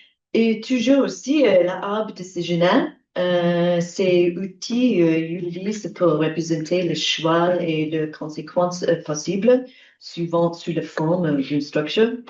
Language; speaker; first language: French; non-native, learner; English